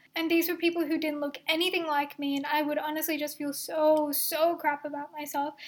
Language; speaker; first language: English; early bilingual, other home language; Hindi